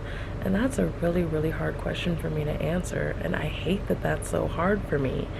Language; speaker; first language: English; native; English